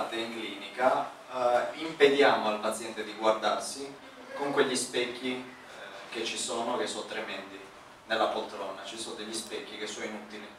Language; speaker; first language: Italian; native; Italian